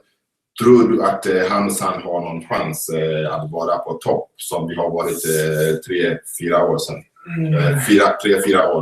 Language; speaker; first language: Swedish; non-native, fluent; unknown